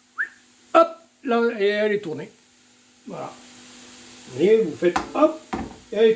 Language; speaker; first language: French; native; French